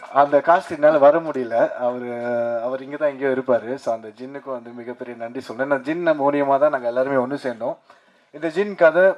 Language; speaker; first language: Tamil; early bilingual, heritage; Tamil